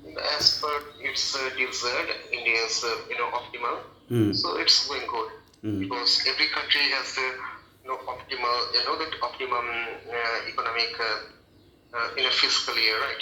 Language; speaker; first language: English; non-native, local second language; Bangla